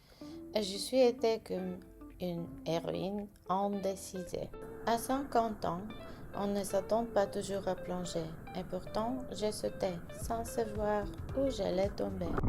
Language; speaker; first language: French; non-native, learner; Bulgarian